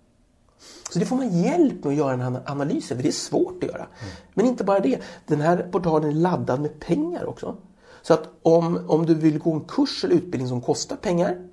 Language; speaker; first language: Swedish; native; Swedish